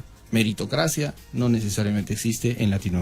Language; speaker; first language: Spanish; native; Spanish